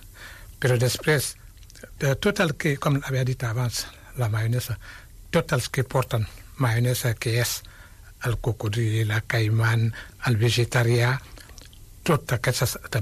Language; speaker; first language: Catalan; non-native, fluent; Wolof